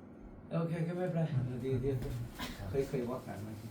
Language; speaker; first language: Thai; non-native, fluent; Korean